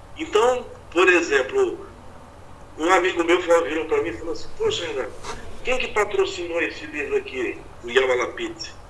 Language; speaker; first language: Portuguese; native; Portuguese